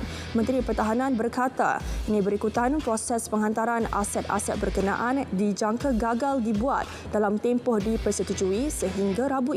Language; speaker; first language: Malay; native; Malay